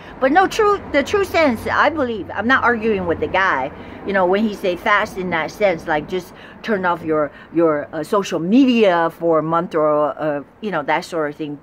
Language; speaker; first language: English; non-native, fluent; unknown